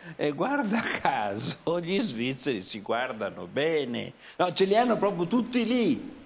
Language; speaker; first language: Italian; native; Italian